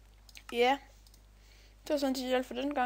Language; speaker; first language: Danish; native; Danish